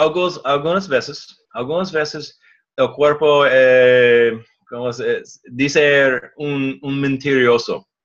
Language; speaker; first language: Spanish; non-native, learner; English